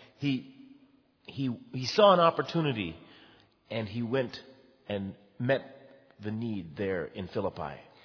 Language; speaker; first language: English; native; English